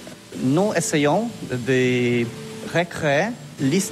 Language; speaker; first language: French; non-native, learner; Polish